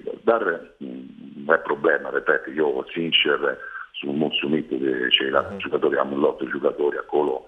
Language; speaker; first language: Romanian; non-native, fluent; Italian